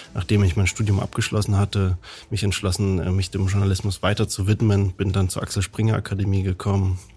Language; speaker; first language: German; native; German